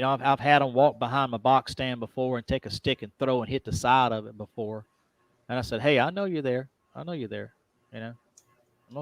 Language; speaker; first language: English; native; English